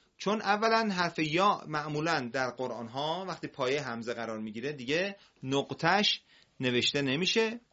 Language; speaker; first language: Persian; native; Persian